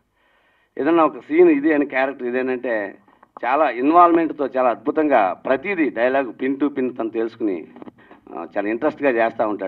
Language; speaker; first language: Telugu; native; Telugu